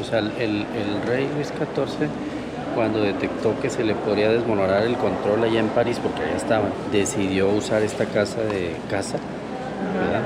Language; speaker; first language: Spanish; native; Spanish